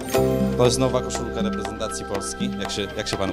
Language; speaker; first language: Polish; native; Polish